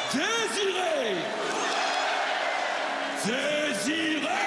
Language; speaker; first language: French; native; French